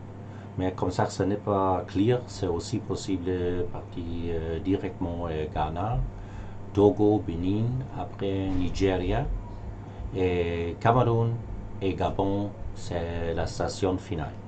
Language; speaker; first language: French; non-native, learner; German